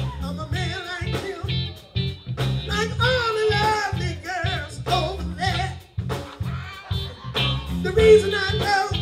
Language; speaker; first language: English; native; English